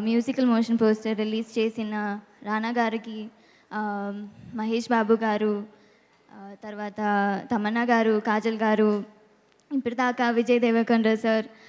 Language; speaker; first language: Telugu; non-native, learner; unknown